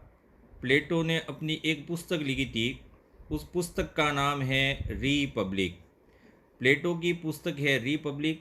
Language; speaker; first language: Hindi; native; Hindi